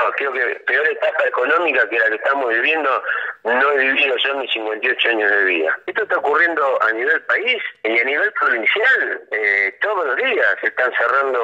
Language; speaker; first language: Spanish; native; Spanish